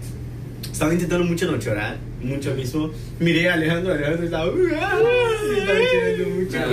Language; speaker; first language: Spanish; non-native, fluent; Portuguese